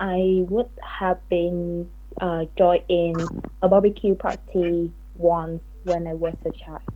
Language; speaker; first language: English; non-native, learner; Vietnamese